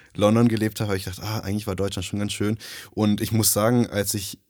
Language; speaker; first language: German; early bilingual, other home language; Nepali